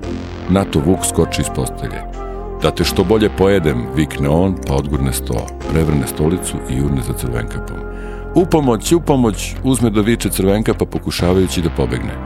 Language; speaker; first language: Serbian; native; Serbian